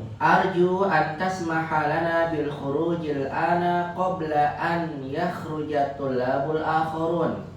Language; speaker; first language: Arabic; non-native, fluent; Indonesian